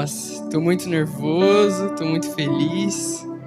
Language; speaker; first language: Portuguese; native; Portuguese